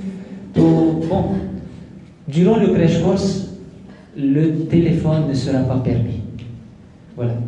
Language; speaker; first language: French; non-native, local second language; Gujarati